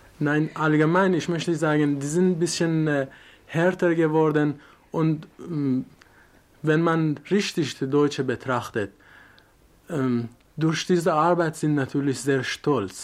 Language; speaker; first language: German; non-native, learner; Persian